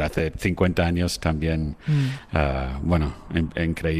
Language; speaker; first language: Spanish; non-native, fluent; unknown